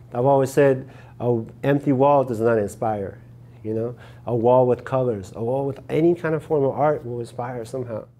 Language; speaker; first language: English; native; English